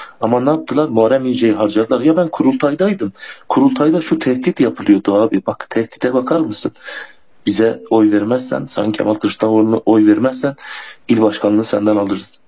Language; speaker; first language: Turkish; non-native, local second language; Kurdish